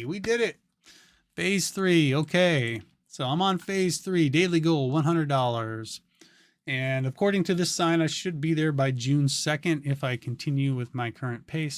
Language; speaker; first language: English; native; English